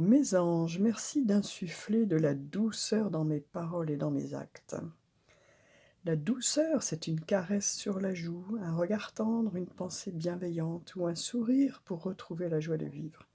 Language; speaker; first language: French; native; French